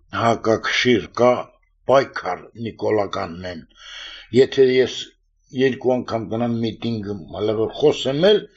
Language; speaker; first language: Armenian; native; Armenian